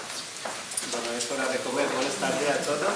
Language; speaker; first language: Spanish; non-native, fluent; Urdu